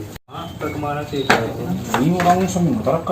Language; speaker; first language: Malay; non-native, local second language; Sundanese